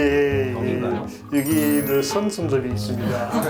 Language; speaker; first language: Korean; non-native, learner; French